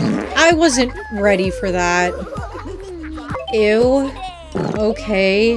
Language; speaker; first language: English; native; English